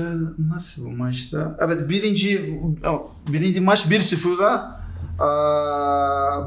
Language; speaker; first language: Turkish; non-native, learner; Portuguese